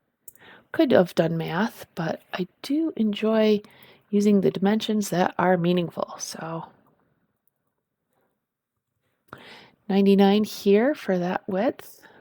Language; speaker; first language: English; native; English